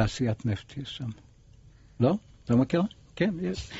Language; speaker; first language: Hebrew; native; Hebrew